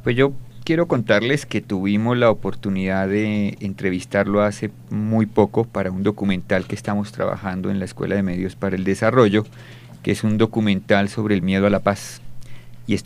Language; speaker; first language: Spanish; native; Spanish